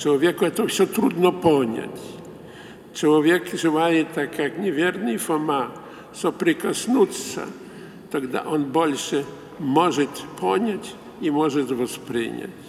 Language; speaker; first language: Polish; non-native, local second language; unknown